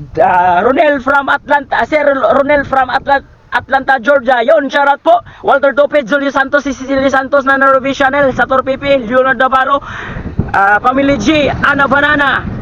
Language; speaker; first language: Filipino; non-native, local second language; Cebuano